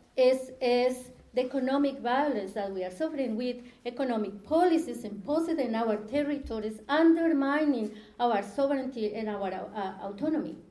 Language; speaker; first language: English; non-native, fluent; Spanish